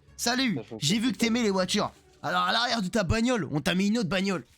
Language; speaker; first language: French; native; French